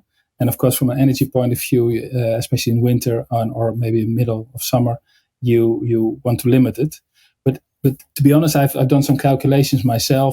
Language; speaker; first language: English; non-native, fluent; Dutch